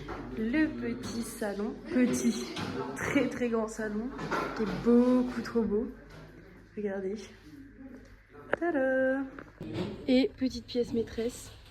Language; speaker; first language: French; native; French